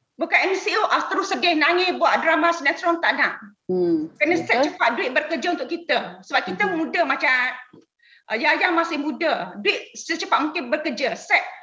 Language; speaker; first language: Malay; native; Malay